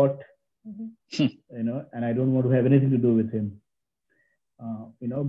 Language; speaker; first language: English; non-native, local second language; Malayalam